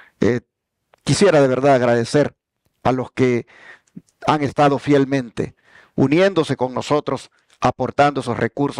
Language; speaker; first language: Spanish; native; Spanish